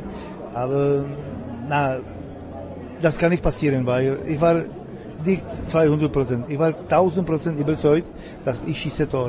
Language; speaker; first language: German; non-native, learner; Czech